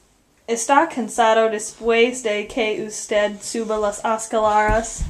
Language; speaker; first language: Spanish; non-native, learner; English